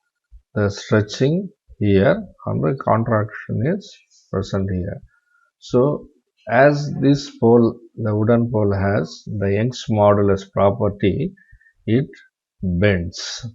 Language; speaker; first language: English; non-native, local second language; Tamil